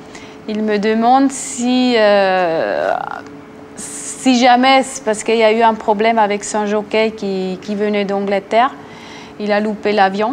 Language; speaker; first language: French; non-native, local second language; Swiss German